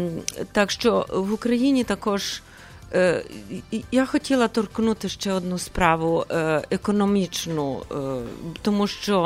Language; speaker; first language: Ukrainian; early bilingual, heritage; Ukrainian